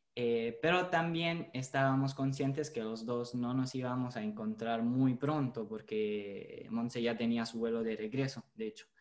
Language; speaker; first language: Spanish; non-native, fluent; Italian